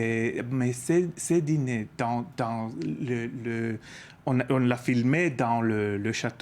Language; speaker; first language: French; non-native, learner; Hebrew